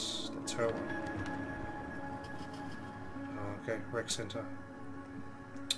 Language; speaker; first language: English; native; English